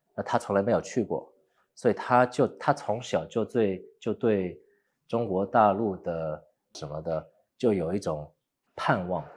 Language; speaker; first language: Chinese; early bilingual, heritage; Chinese